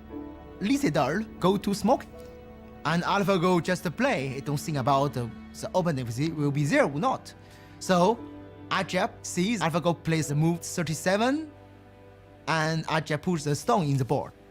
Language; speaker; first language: English; non-native, learner; Chinese